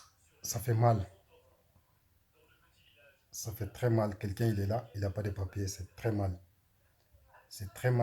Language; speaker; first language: French; non-native, learner; Soninke